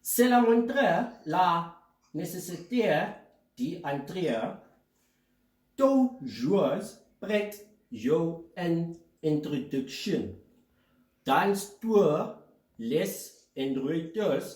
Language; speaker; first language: French; non-native, learner; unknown